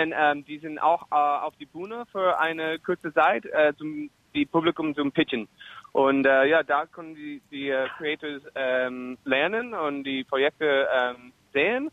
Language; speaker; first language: German; non-native, fluent; English